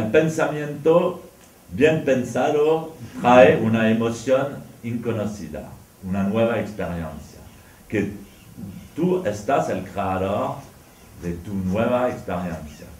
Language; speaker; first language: Spanish; non-native, fluent; French